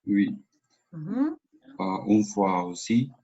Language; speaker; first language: French; non-native, learner; Spanish